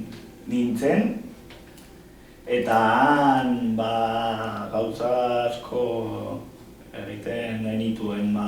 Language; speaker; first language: Basque; non-native, local second language; Spanish